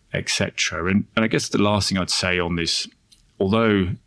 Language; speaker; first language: English; native; English